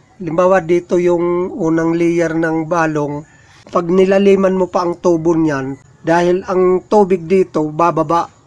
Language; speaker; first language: Filipino; non-native, local second language; Cebuano